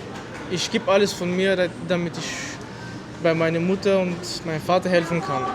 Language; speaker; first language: German; non-native, fluent; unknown